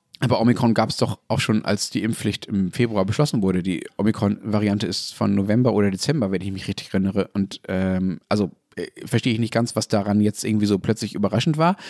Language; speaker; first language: German; native; German